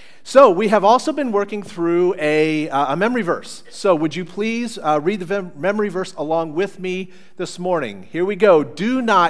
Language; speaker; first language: English; native; English